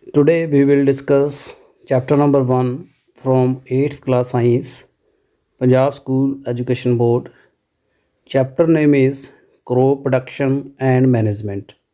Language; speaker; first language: English; non-native, local second language; Punjabi